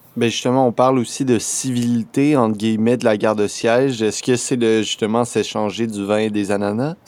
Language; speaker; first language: French; native; French